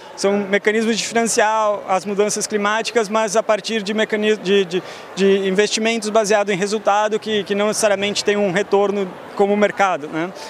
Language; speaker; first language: Portuguese; native; Portuguese